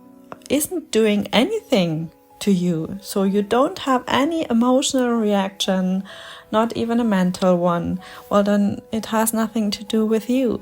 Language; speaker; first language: English; non-native, fluent; German